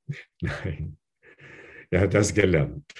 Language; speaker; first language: German; non-native, fluent; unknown